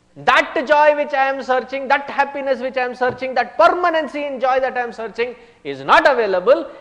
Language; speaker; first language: English; non-native, local second language; Hindi